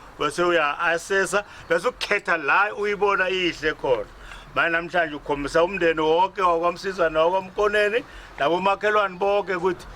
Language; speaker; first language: Zulu; non-native, local second language; South Ndebele